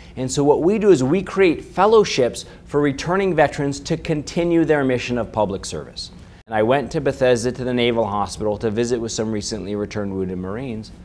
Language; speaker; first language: English; native; English